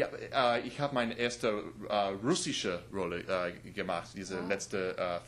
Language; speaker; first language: German; non-native, learner; English